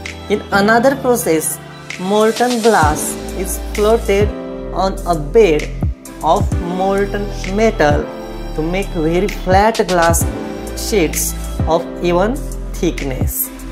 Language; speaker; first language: English; non-native, local second language; Marathi